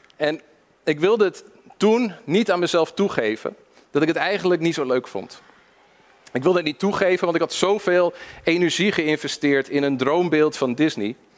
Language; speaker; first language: Dutch; early bilingual, other home language; English